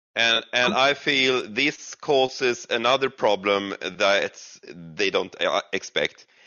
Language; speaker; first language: English; non-native, fluent; Swedish